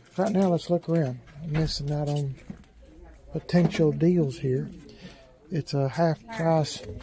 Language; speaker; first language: English; native; English